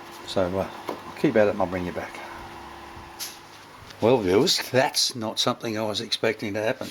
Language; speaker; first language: English; native; English